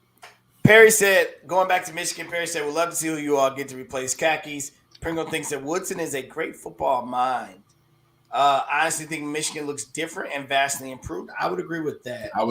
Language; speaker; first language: English; native; English